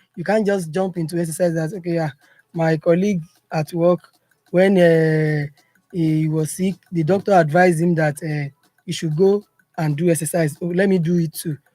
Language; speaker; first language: English; non-native, local second language; Yoruba